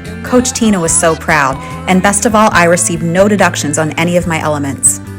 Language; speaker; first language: English; native; English